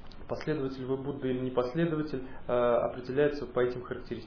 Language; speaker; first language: Russian; native; Russian